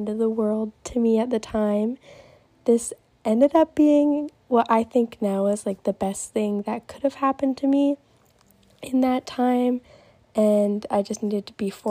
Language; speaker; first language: English; native; English